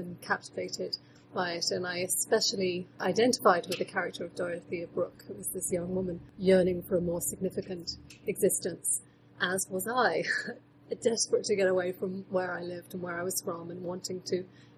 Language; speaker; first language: English; native; English